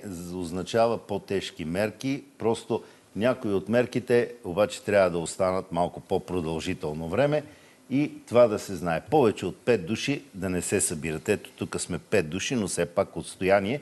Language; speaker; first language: Bulgarian; native; Bulgarian